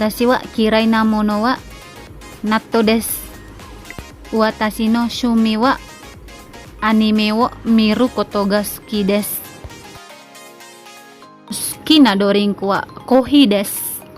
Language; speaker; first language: Japanese; non-native, learner; Indonesian